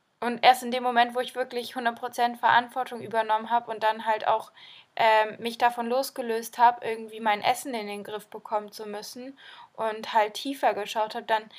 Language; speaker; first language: German; native; German